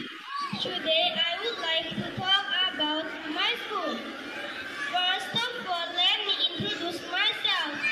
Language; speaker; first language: English; non-native, learner; Thai